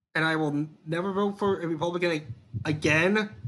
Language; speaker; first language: English; native; English